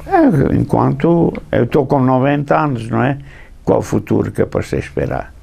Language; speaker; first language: Portuguese; non-native, fluent; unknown